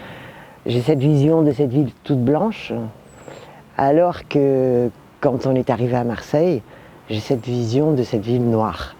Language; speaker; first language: French; native; French